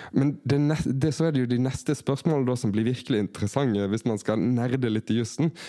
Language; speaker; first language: Norwegian; native; Norwegian